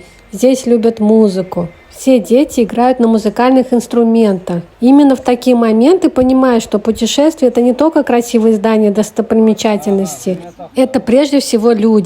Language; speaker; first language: Russian; native; Russian